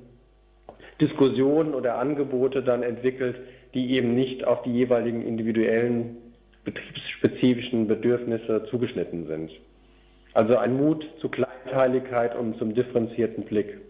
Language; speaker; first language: German; native; German